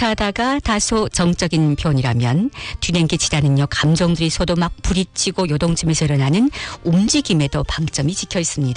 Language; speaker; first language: Korean; early bilingual, heritage; Korean